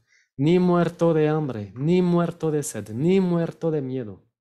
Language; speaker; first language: Spanish; non-native, fluent; French